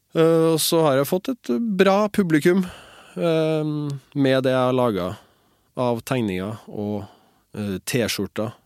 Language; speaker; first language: Norwegian; native; Norwegian